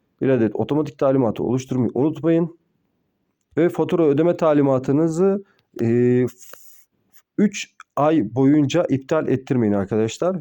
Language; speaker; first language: Turkish; native; Turkish